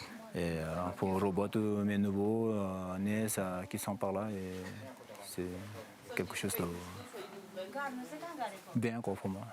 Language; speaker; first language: French; non-native, fluent; Sherpa